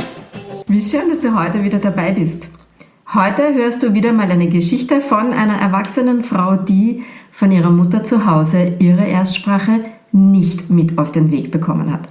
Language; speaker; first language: German; native; German